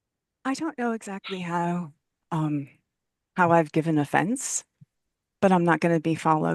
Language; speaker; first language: English; native; English